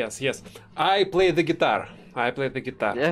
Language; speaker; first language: English; non-native, learner; Russian